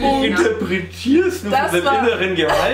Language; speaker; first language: German; native; German